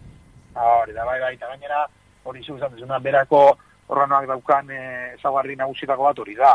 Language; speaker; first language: Basque; native; Basque